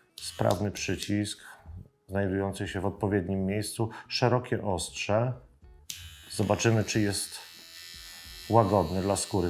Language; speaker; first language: Polish; native; Polish